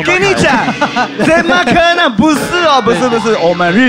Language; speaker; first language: Chinese; non-native, fluent; Japanese